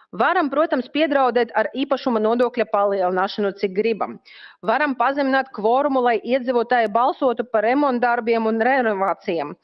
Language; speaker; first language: Latvian; non-native, local second language; Russian